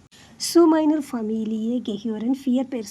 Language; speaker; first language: German; non-native, fluent; Malayalam